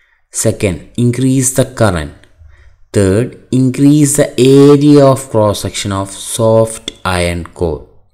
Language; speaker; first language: English; non-native, local second language; Malayalam